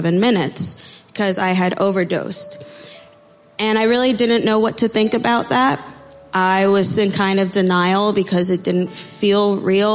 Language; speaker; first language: English; native; English